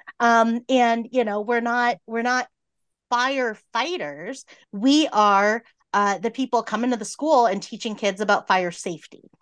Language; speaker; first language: English; native; English